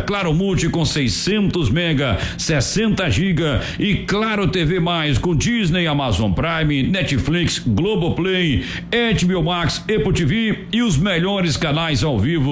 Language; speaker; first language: Portuguese; native; Portuguese